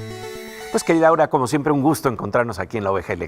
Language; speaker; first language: Spanish; native; Spanish